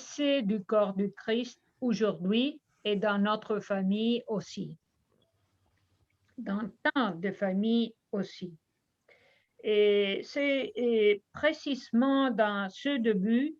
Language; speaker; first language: French; non-native, fluent; Spanish